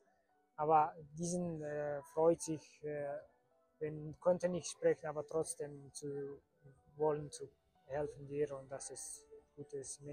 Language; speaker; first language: German; non-native, learner; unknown